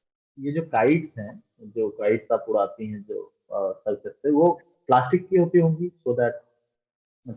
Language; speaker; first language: Hindi; native; Hindi